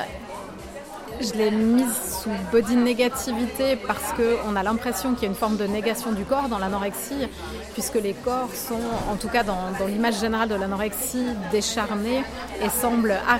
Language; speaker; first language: French; native; French